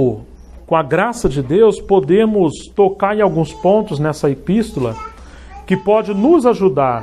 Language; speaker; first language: Portuguese; native; Portuguese